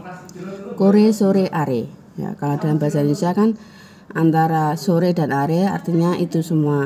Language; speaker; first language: Indonesian; native; Indonesian